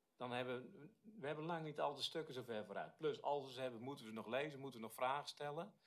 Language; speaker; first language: Dutch; native; Dutch